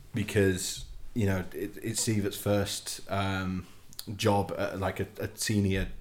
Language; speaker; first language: English; native; English